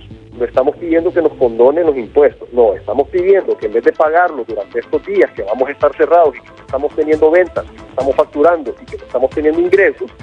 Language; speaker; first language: Spanish; native; Spanish